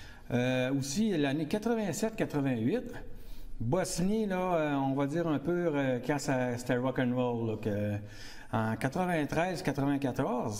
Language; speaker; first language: French; native; French